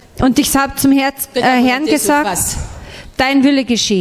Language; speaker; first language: German; non-native, fluent; French